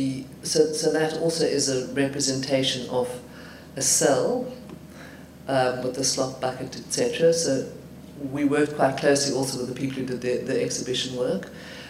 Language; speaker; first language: English; native; English